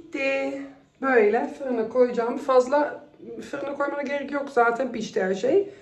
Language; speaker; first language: Turkish; non-native, fluent; Dutch